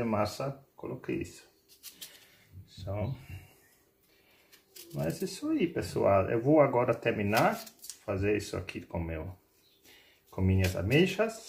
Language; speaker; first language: Portuguese; non-native, fluent; German